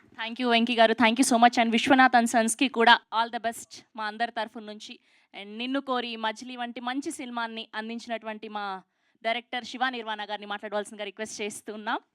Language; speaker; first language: Telugu; native; Telugu